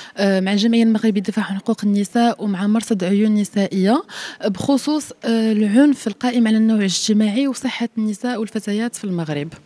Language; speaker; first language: Arabic; native; Arabic